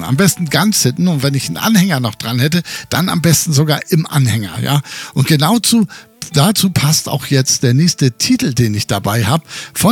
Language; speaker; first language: German; native; German